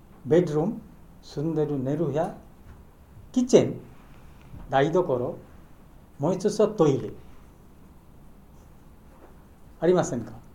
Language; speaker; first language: Japanese; non-native, learner; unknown